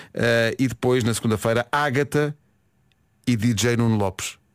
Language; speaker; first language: Portuguese; native; Portuguese